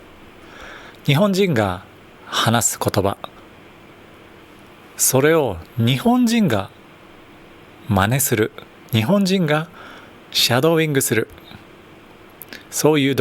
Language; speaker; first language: Japanese; native; Japanese